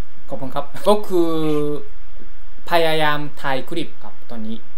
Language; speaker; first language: Thai; non-native, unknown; Japanese